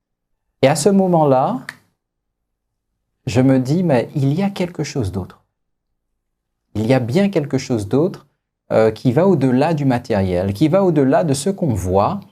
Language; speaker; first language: French; native; French